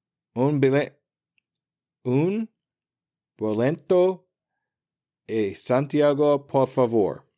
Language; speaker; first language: Spanish; non-native, learner; English